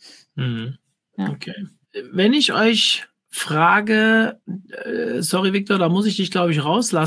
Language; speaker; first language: German; native; German